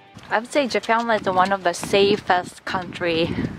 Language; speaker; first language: English; non-native, fluent; Japanese